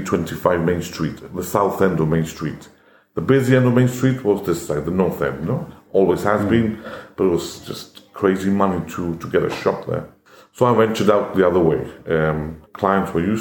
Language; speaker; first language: English; non-native, fluent; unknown